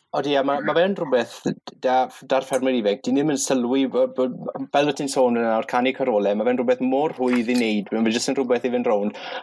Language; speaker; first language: Welsh; native; Welsh